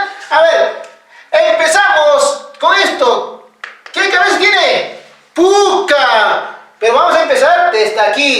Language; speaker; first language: Spanish; non-native, local second language; Quechua